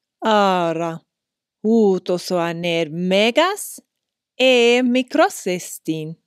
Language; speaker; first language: Greek; non-native, fluent; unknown